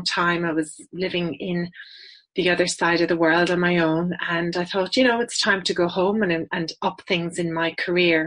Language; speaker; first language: English; native; English